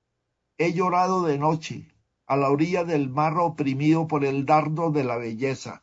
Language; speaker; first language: Spanish; native; Spanish